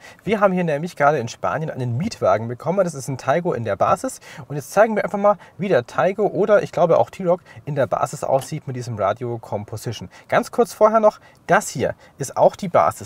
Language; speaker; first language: German; native; German